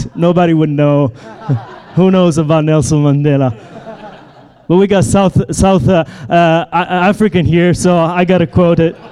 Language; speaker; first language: English; non-native, fluent; Italian